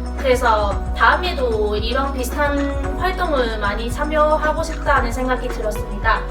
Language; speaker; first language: Korean; non-native, fluent; Cantonese